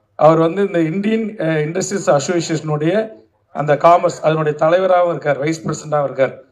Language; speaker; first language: Tamil; native; Tamil